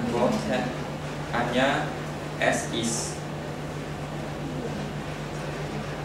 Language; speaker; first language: German; non-native, learner; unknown